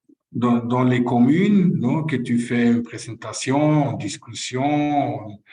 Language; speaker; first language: French; non-native, fluent; Spanish